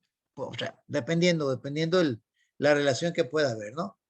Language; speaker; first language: Spanish; native; Spanish